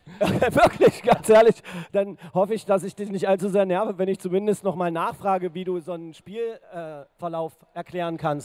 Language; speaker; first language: German; native; German